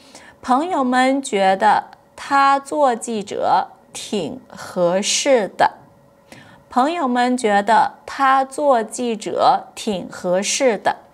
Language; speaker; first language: Chinese; non-native, fluent; Portuguese